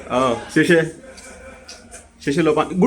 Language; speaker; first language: Chinese; non-native, learner; Telugu